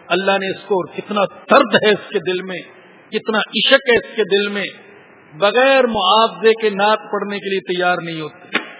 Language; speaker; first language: Urdu; non-native, local second language; Punjabi